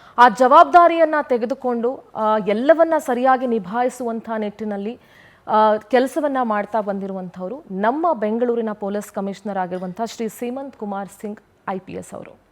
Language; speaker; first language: Kannada; native; Kannada